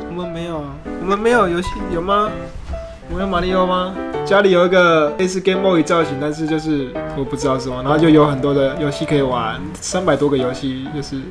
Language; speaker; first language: Chinese; native; Chinese